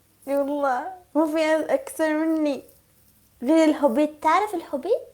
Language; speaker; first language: Arabic; non-native, learner; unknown